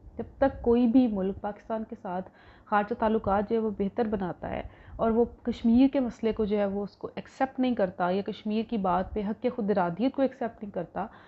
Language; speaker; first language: Urdu; non-native, local second language; Punjabi